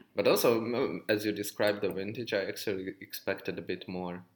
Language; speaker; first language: English; non-native, fluent; Hungarian